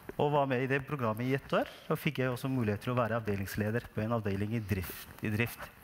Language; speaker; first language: Norwegian; non-native, fluent; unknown